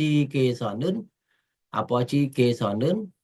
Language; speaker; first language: Korean; non-native, fluent; Khmer